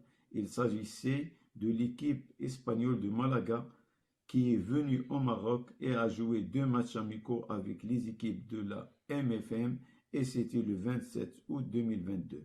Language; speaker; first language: French; non-native, local second language; Arabic